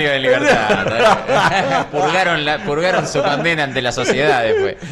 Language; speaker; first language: Spanish; native; Spanish